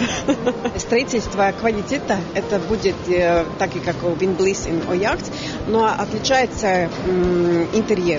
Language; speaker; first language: Russian; non-native, fluent; Latvian